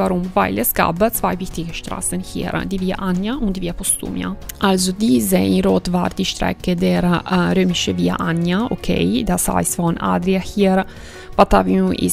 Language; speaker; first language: German; non-native, fluent; Italian